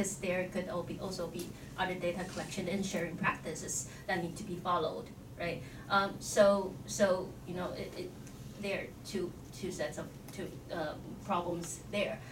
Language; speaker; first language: English; non-native, fluent; Chinese